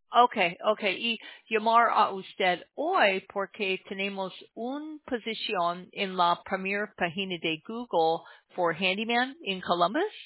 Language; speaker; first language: Spanish; non-native, learner; English